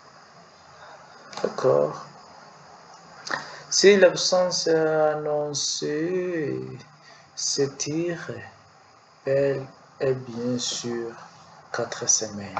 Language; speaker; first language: French; non-native, learner; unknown